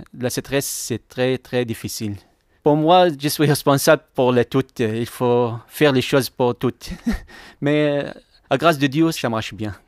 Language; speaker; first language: French; non-native, learner; Arabic